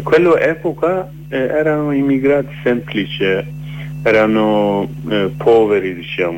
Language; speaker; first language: Italian; non-native, learner; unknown